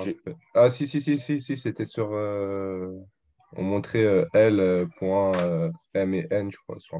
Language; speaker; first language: French; native; French